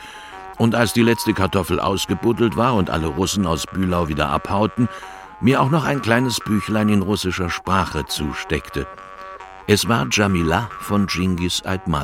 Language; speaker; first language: German; native; German